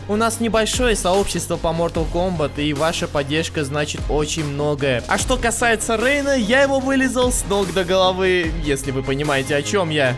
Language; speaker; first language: Russian; native; Russian